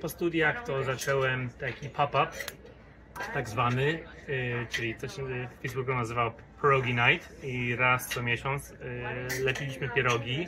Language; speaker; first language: Polish; early bilingual, heritage; English